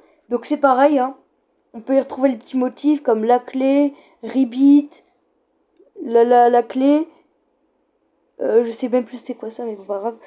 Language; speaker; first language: French; native; French